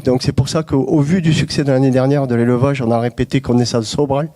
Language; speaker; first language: French; native; French